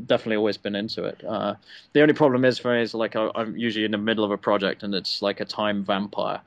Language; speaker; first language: English; native; English